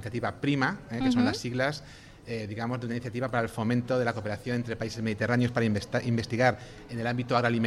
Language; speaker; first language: Spanish; native; Spanish